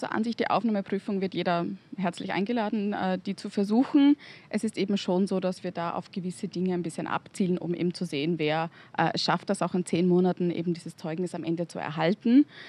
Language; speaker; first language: German; native; German